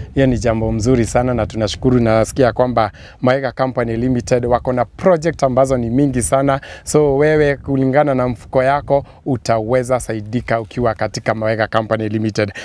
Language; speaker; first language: Swahili; non-native, local second language; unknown